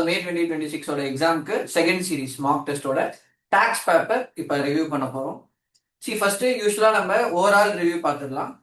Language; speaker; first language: Tamil; native; Tamil